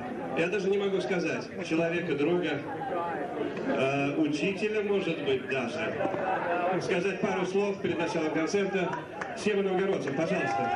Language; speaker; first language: Russian; native; Russian